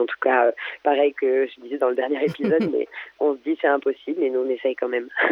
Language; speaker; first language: French; native; French